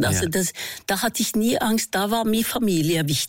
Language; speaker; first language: German; non-native, fluent; Norwegian